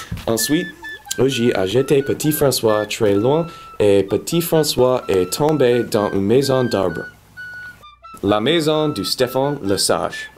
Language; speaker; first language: French; non-native, learner; English